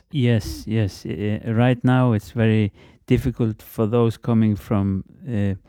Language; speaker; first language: English; non-native, fluent; Icelandic